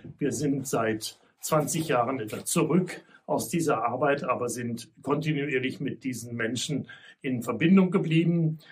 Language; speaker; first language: German; native; German